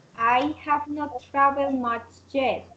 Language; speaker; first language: English; non-native, learner; Spanish